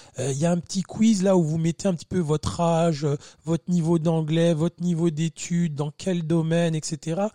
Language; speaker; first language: French; native; French